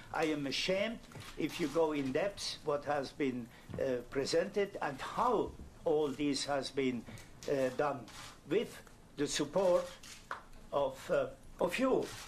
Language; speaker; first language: English; non-native, fluent; German